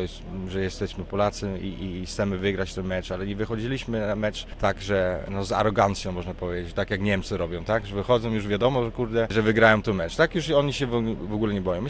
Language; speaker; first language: Polish; early bilingual, heritage; Polish